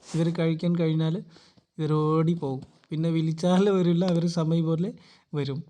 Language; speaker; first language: Malayalam; non-native, fluent; Bangla